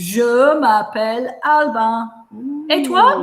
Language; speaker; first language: French; non-native, fluent; English